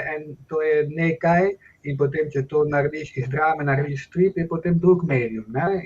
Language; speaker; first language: Slovenian; non-native, fluent; Spanish